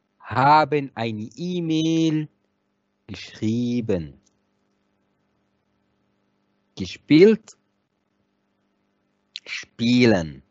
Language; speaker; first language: German; non-native, fluent; Arabic